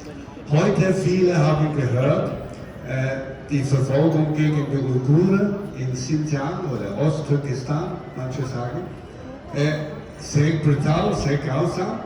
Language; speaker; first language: German; non-native, fluent; Cantonese